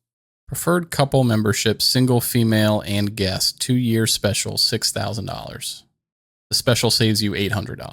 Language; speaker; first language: English; native; English